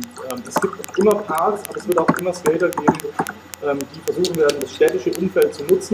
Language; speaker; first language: German; native; German